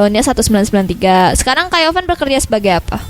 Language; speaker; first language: Indonesian; native; Indonesian